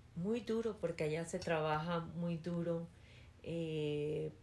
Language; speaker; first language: Spanish; early bilingual, heritage; Spanish